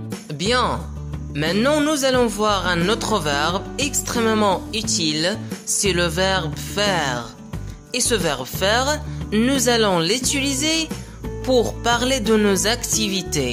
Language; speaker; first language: French; non-native, local second language; Arabic